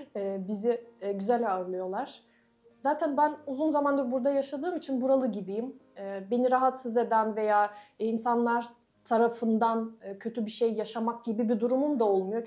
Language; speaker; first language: Turkish; non-native, fluent; Russian